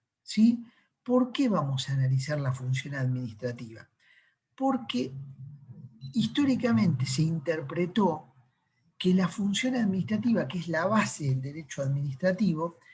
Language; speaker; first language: Spanish; native; Spanish